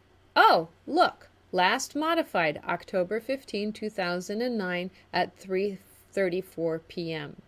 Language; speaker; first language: English; native; English